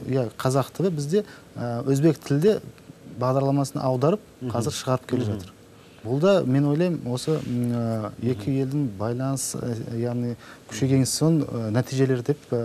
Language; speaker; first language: Kazakh; non-native, local second language; Uzbek